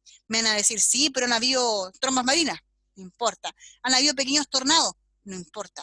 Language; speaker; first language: Spanish; native; Spanish